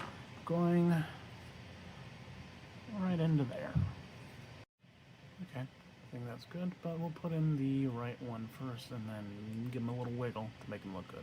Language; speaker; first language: English; native; English